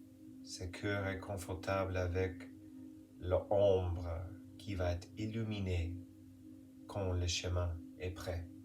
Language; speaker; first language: French; non-native, fluent; English